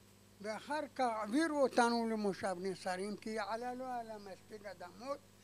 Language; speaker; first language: Hebrew; non-native, fluent; Arabic